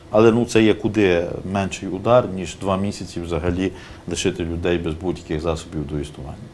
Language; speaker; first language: Ukrainian; native; Ukrainian